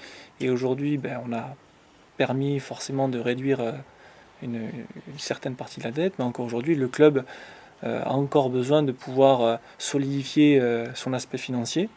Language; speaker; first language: French; native; French